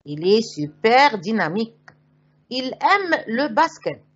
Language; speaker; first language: French; non-native, fluent; Arabic